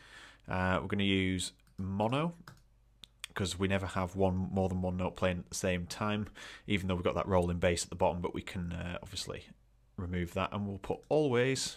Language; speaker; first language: English; native; English